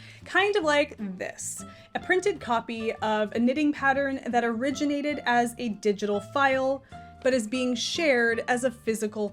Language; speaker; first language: English; native; English